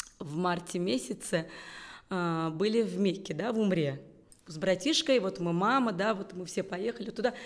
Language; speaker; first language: Russian; non-native, local second language; Uzbek